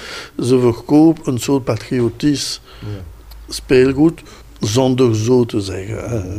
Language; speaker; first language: Dutch; non-native, local second language; French